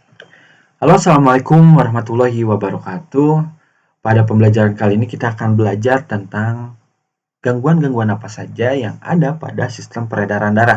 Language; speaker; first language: Indonesian; native; Indonesian